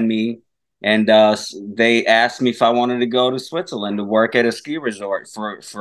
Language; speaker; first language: English; non-native, fluent; Portuguese